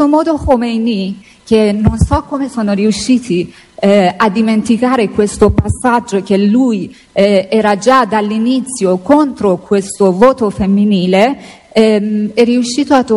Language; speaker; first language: Italian; non-native, fluent; Persian